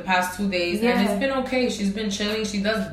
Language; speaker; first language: English; native; English